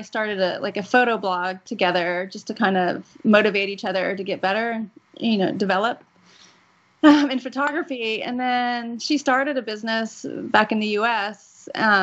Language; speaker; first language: English; native; English